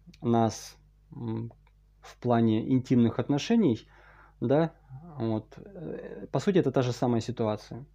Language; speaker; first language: Russian; native; Russian